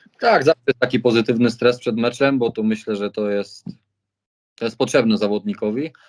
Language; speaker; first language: Polish; native; Polish